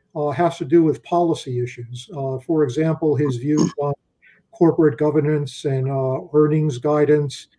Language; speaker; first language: English; native; English